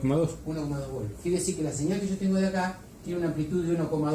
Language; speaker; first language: Spanish; native; Spanish